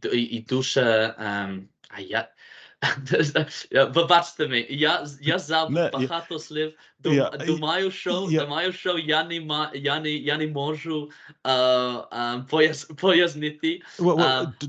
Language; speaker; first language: Ukrainian; non-native, learner; English